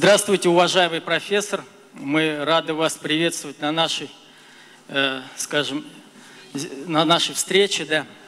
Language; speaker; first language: Russian; native; Russian